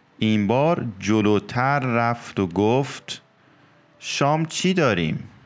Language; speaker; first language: Persian; native; Persian